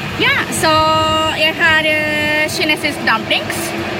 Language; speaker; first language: Norwegian; non-native, learner; Polish